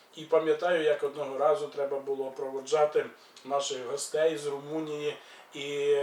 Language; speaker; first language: Ukrainian; native; Ukrainian